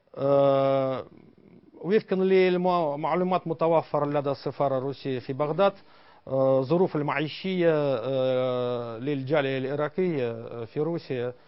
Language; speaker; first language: Arabic; non-native, fluent; Russian